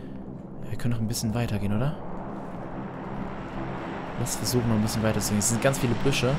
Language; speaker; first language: German; native; German